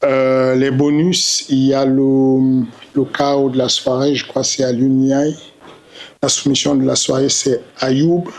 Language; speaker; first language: French; native; French